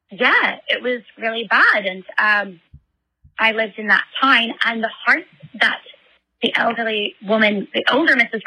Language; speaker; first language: English; native; English